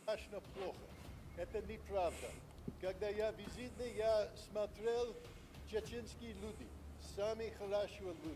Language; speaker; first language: Russian; non-native, learner; English